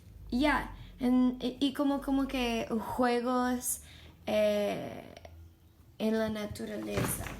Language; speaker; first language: Spanish; non-native, learner; English